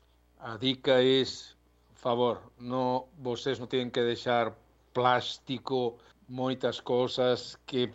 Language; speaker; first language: Portuguese; non-native, learner; Spanish